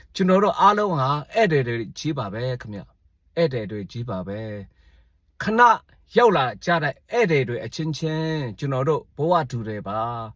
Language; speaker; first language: Burmese; non-native, local second language; Shan